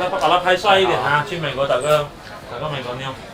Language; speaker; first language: Chinese; native; Chinese